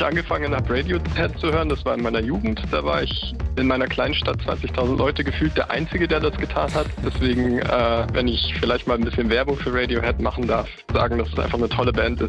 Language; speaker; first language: German; native; German